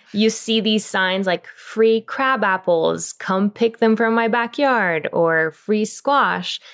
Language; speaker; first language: English; non-native, fluent; Romanian